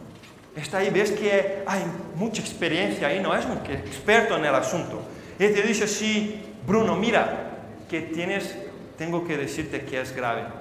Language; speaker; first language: Spanish; non-native, fluent; Portuguese